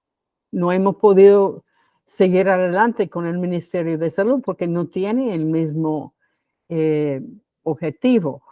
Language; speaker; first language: Spanish; non-native, fluent; English